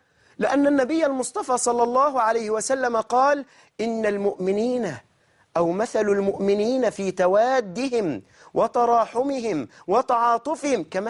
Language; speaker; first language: Arabic; native; Arabic